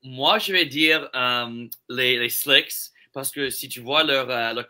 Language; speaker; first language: French; non-native, local second language; English